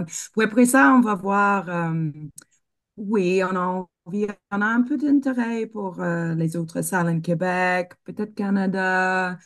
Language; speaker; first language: French; non-native, fluent; English